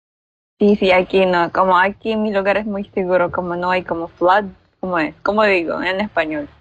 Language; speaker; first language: Spanish; non-native, learner; Filipino